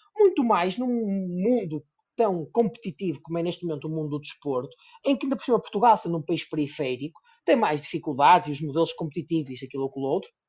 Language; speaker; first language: Portuguese; native; Portuguese